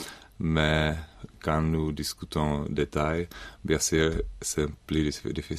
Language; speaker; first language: French; non-native, learner; Czech